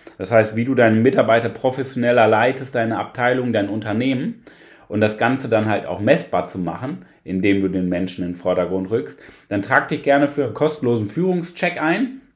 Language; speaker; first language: German; native; German